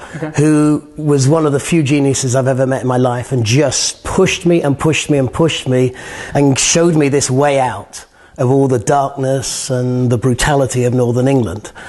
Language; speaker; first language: English; native; English